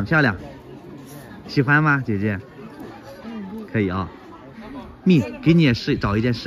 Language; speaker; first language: Chinese; native; Chinese